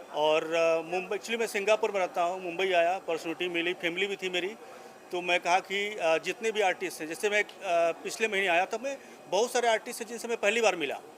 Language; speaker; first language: Hindi; native; Hindi